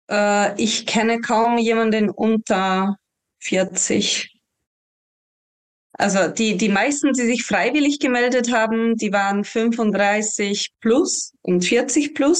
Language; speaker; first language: German; non-native, fluent; Ukrainian